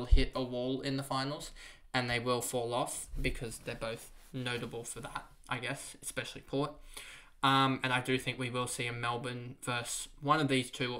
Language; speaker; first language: English; native; English